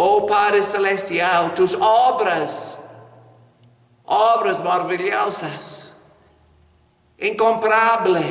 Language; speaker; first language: Spanish; non-native, fluent; English